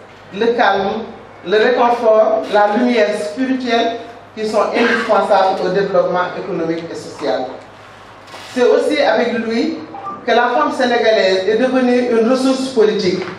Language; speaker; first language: French; non-native, local second language; Wolof